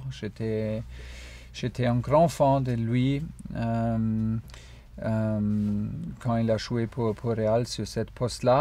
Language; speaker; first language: French; non-native, fluent; German